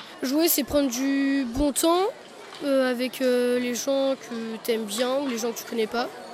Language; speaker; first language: French; native; French